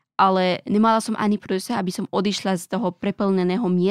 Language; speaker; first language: Slovak; non-native, learner; Pashto